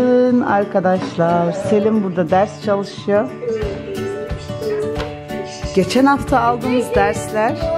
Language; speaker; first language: Turkish; early bilingual, heritage; Turkish